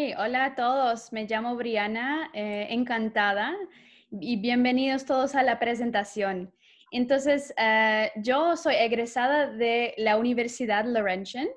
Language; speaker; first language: Spanish; non-native, fluent; English